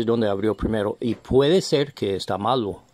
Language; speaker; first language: Spanish; non-native, fluent; English